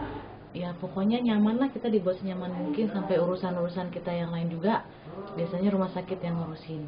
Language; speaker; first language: Indonesian; native; Indonesian